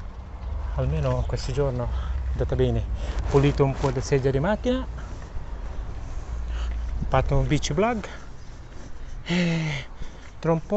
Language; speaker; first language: Italian; non-native, learner; Filipino